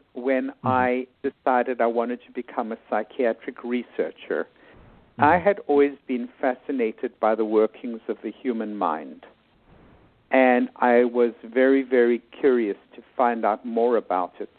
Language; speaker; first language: English; native; English